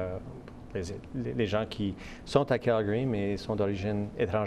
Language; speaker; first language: French; native; French